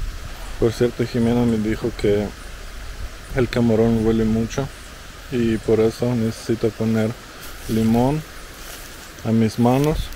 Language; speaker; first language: Spanish; non-native, fluent; Russian